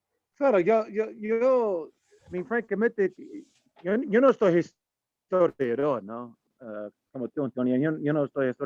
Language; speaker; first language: Spanish; non-native, learner; English